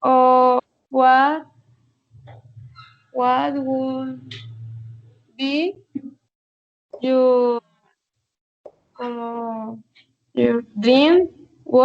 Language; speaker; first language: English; non-native, learner; Spanish